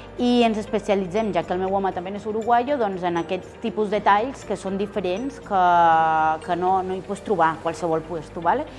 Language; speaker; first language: Catalan; non-native, fluent; Spanish